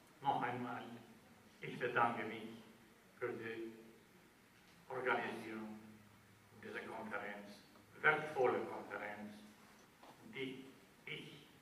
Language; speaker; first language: German; non-native, fluent; Albanian